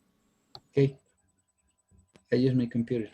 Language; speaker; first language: English; non-native, learner; Spanish